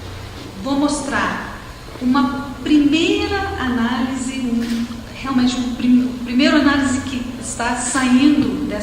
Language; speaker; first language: Portuguese; non-native, fluent; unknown